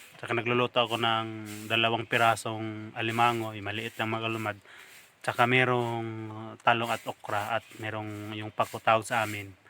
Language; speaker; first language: Filipino; non-native, local second language; Cebuano